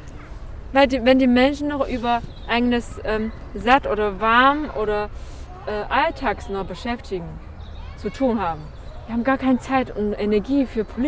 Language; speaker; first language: German; non-native, learner; Chinese